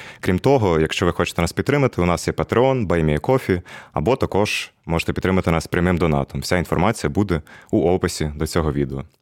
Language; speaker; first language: Ukrainian; native; Ukrainian